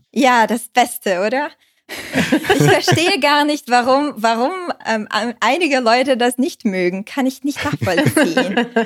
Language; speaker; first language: German; non-native, fluent; Portuguese